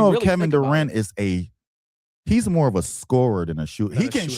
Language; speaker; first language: English; native; English